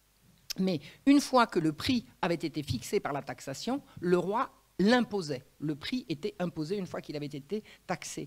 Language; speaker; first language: French; native; French